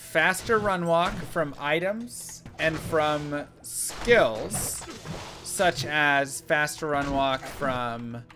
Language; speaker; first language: English; native; English